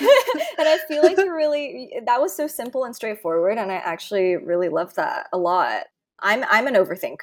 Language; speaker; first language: English; non-native, local second language; Cantonese